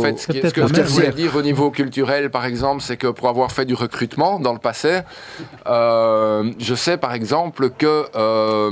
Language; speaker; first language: French; native; French